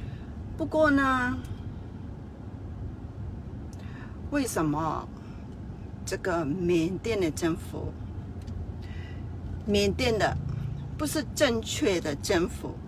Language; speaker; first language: Chinese; non-native, fluent; Burmese